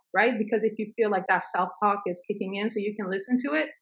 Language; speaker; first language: English; early bilingual, other home language; Swedish